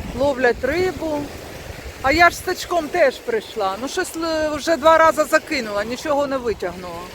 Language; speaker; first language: Ukrainian; non-native, local second language; Russian